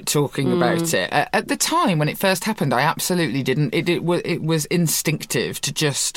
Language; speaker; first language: English; native; English